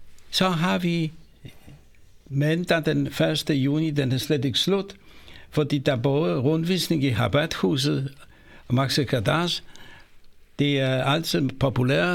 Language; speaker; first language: Danish; non-native, fluent; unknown